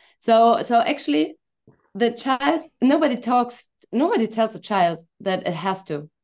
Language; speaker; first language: English; non-native, fluent; German